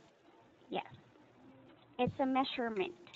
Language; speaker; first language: English; non-native, local second language; Filipino